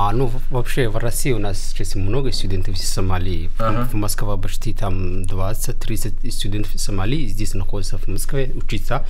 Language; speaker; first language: Russian; non-native, learner; Somali